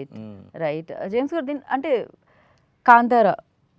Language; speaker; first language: Telugu; native; Telugu